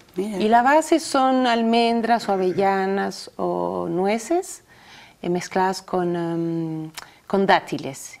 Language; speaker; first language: Spanish; non-native, fluent; French